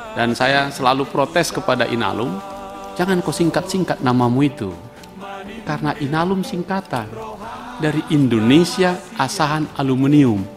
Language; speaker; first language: Indonesian; native; Indonesian